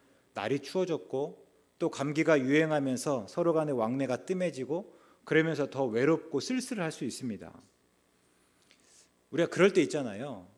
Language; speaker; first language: Korean; native; Korean